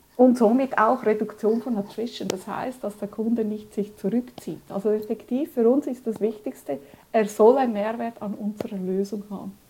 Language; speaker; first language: German; early bilingual, other home language; Spanish